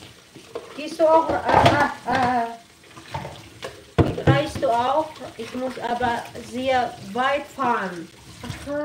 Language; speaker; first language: German; non-native, learner; Filipino